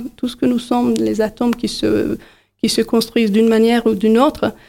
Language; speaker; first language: French; non-native, fluent; Hungarian